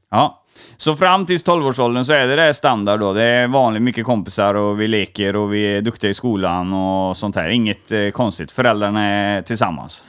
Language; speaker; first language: Swedish; native; Swedish